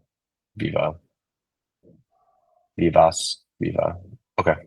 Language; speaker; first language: Spanish; non-native, learner; English